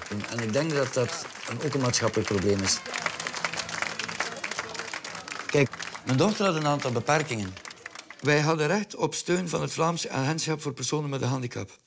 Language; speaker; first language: Dutch; native; Dutch